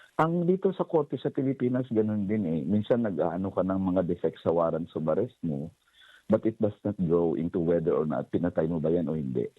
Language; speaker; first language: Filipino; native; Filipino